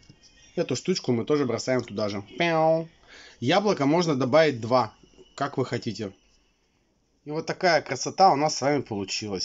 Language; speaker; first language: Russian; native; Russian